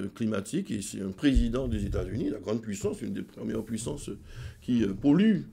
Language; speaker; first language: French; native; French